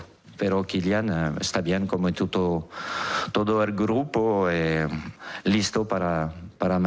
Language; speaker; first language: Spanish; non-native, fluent; French